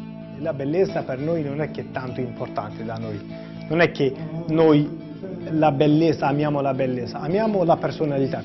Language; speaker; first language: Italian; non-native, fluent; Kurdish